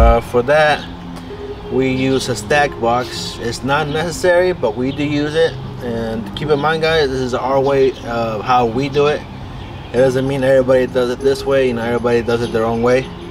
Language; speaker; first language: English; early bilingual, other home language; Spanish